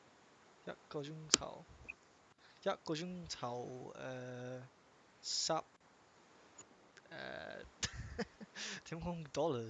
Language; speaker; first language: Chinese; non-native, learner; English